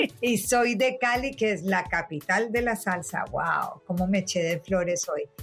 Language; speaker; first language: Spanish; native; Spanish